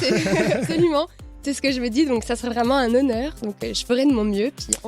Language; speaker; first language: French; native; French